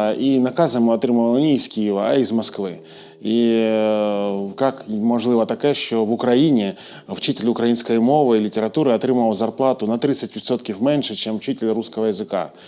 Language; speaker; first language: Ukrainian; non-native, local second language; Russian